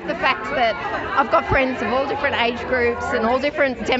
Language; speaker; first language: English; native; English